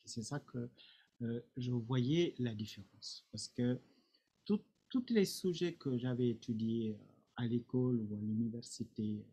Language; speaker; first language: French; non-native, fluent; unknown